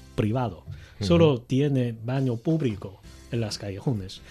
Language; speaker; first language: Spanish; non-native, fluent; Chinese